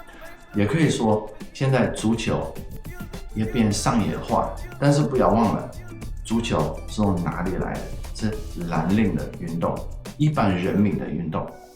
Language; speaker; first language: Chinese; non-native, fluent; Dutch